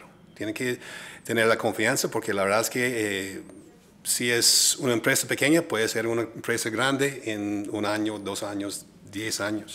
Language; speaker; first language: Spanish; non-native, fluent; English